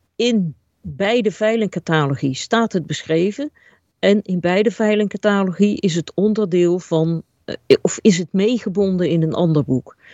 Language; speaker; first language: Dutch; native; Dutch